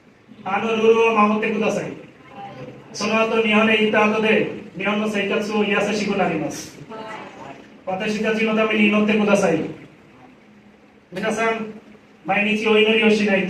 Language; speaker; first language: Japanese; non-native, learner; Bangla